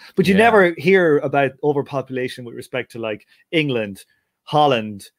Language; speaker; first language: English; native; English